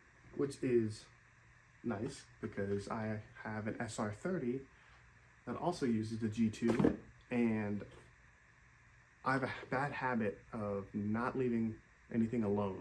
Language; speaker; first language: English; native; English